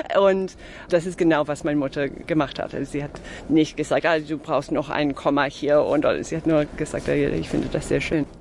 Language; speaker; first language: German; non-native, fluent; English